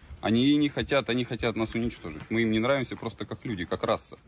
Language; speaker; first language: Russian; native; Russian